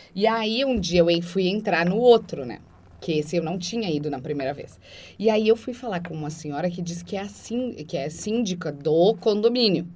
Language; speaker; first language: Portuguese; native; Portuguese